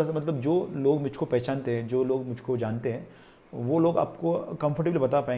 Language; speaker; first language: Hindi; non-native, local second language; Marathi